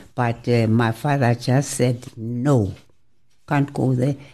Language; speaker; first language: English; non-native, local second language; Xhosa